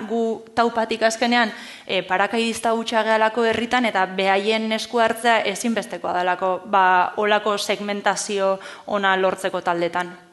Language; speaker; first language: Basque; native; Basque